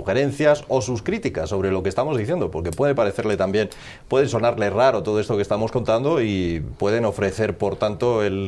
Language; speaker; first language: Spanish; native; Spanish